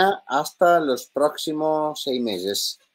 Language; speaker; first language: Spanish; non-native, learner; Italian